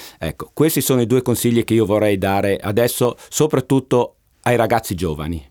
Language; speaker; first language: Italian; native; Italian